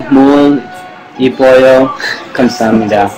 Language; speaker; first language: Korean; early bilingual, heritage; English